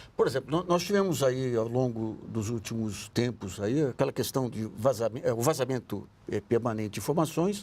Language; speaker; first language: Portuguese; native; Portuguese